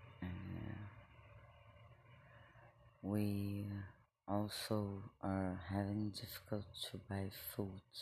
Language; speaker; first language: English; non-native, learner; Spanish